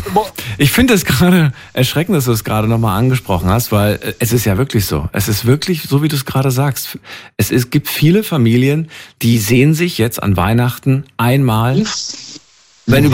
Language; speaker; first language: German; native; German